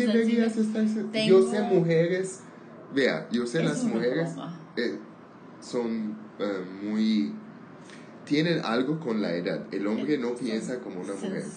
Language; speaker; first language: Spanish; non-native, learner; Armenian